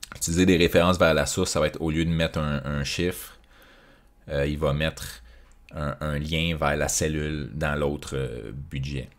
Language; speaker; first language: French; native; French